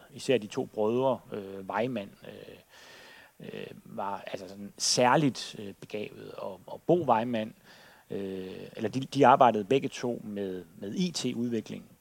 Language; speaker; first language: Danish; native; Danish